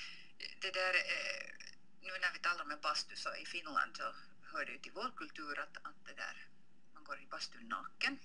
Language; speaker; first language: Swedish; native; Swedish